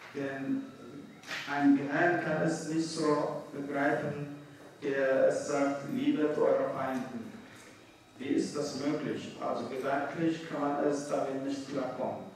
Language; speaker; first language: German; non-native, fluent; Arabic